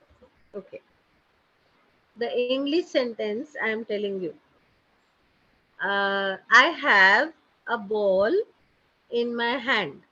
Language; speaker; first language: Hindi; native; Hindi